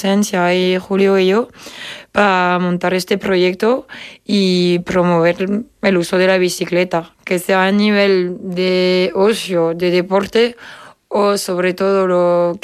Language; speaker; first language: Spanish; non-native, fluent; French